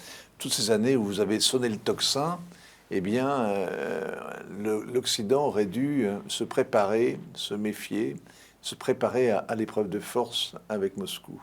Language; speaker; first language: French; native; French